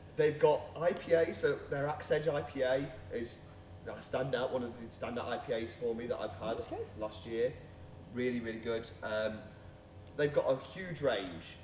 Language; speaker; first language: English; native; English